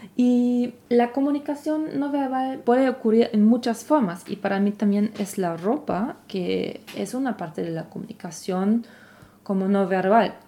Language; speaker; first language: Spanish; non-native, fluent; German